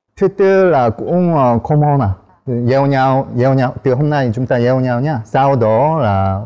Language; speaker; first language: Vietnamese; non-native, learner; Korean